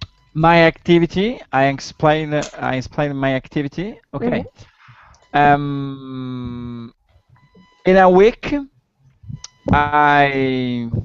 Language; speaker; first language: English; non-native, learner; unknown